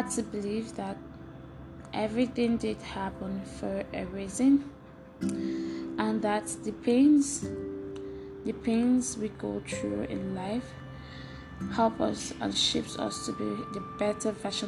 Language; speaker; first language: English; non-native, local second language; Igbo